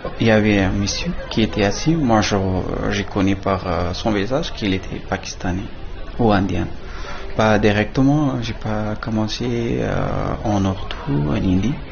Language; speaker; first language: French; non-native, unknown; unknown